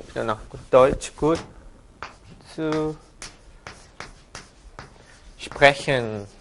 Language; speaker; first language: German; non-native, fluent; Korean